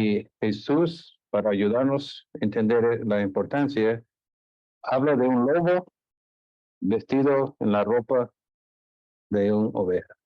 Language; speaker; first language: Spanish; non-native, fluent; English